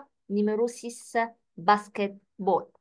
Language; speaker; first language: French; non-native, fluent; Arabic